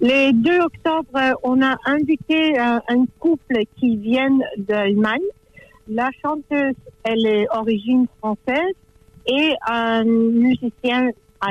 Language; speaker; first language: French; non-native, fluent; German